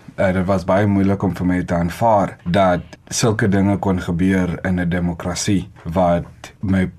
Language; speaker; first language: Afrikaans; non-native, local second language; Xhosa